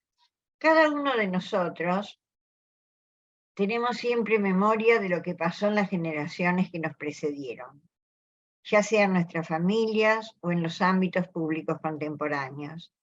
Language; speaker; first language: Spanish; native; Spanish